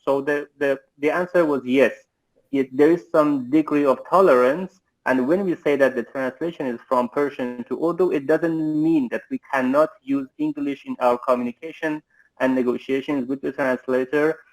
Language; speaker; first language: English; non-native, fluent; Persian